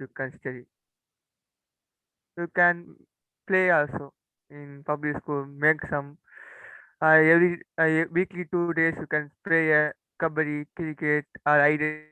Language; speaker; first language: English; non-native, learner; Tamil